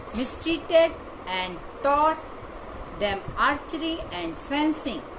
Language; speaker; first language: English; non-native, local second language; Hindi